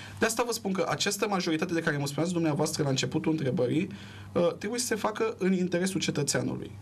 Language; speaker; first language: Romanian; native; Romanian